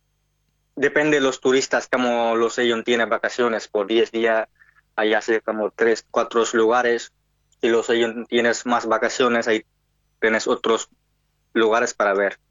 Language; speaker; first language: Spanish; non-native, learner; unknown